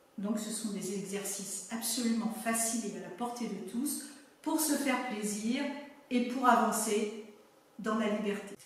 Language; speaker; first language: French; native; French